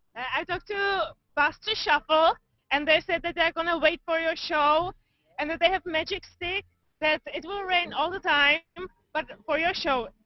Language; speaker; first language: English; non-native, fluent; Czech